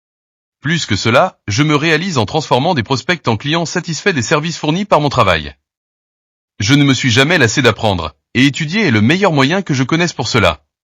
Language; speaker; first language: French; non-native, learner; Portuguese